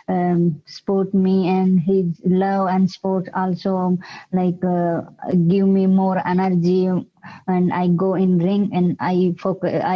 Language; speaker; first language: English; non-native, learner; Hindi